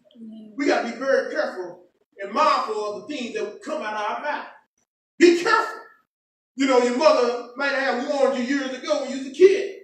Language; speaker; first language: English; native; English